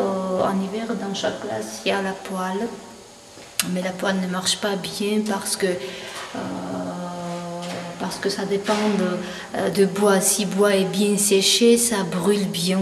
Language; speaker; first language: French; non-native, fluent; Georgian